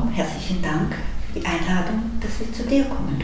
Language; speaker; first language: German; native; German